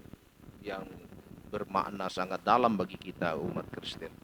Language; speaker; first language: Indonesian; native; Indonesian